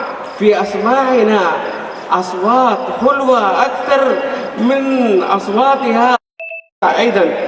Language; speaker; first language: Arabic; non-native, fluent; Urdu